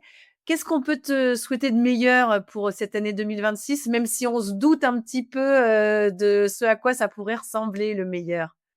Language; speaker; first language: French; native; French